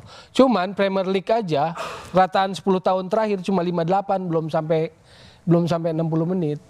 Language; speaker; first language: Indonesian; native; Indonesian